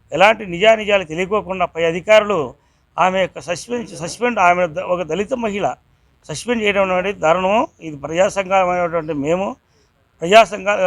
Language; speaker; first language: Telugu; native; Telugu